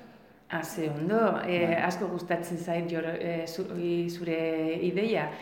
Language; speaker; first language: Basque; non-native, learner; Spanish